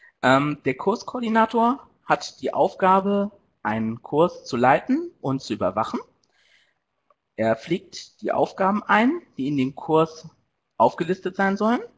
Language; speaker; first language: German; native; German